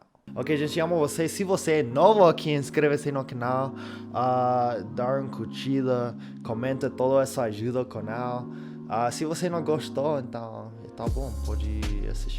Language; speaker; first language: Portuguese; non-native, learner; English